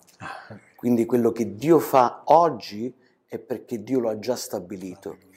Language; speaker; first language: Italian; native; Italian